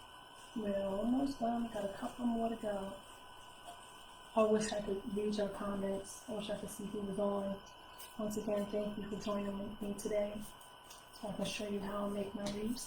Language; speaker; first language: English; native; English